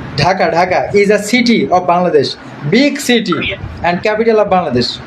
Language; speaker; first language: English; non-native, learner; Bangla